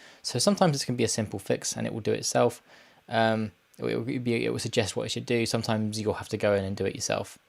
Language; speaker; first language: English; native; English